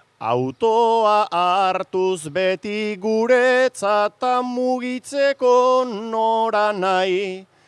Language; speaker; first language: Basque; native; Basque